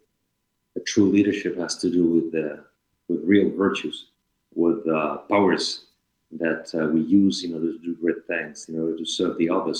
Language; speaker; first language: English; non-native, fluent; French